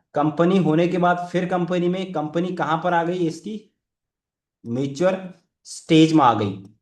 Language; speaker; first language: Hindi; native; Hindi